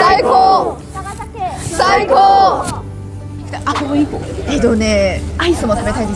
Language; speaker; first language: Japanese; non-native, fluent; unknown